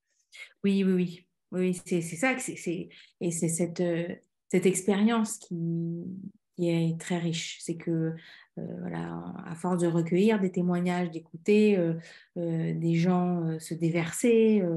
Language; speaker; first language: French; native; French